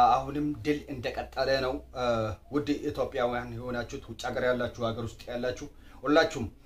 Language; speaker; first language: Amharic; non-native, local second language; Oromo